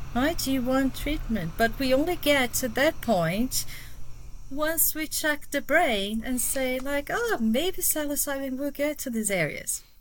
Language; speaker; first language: English; non-native, fluent; Portuguese